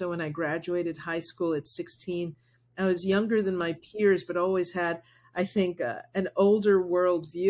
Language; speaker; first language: English; early bilingual, other home language; Spanish